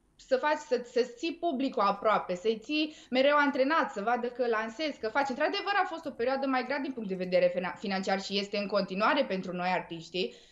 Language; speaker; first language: Romanian; native; Romanian